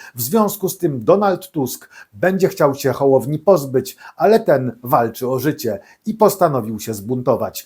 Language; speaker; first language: Polish; native; Polish